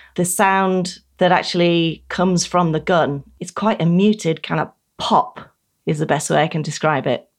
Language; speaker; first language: English; native; English